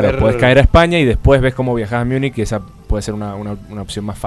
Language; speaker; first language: Spanish; native; Spanish